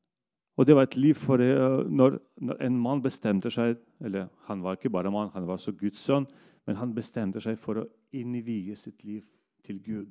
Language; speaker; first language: Norwegian; non-native, fluent; Russian